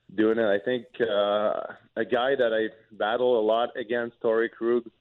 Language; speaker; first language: English; non-native, fluent; French